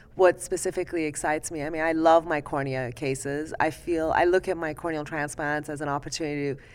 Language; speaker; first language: English; early bilingual, other home language; Persian